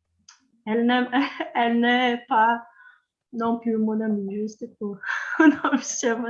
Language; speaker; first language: French; non-native, learner; Portuguese